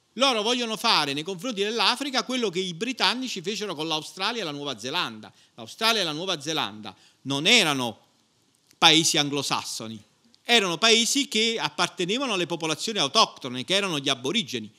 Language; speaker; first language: Italian; native; Italian